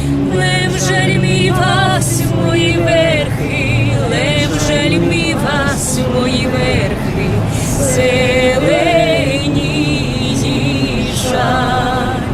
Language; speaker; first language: Ukrainian; native; Ukrainian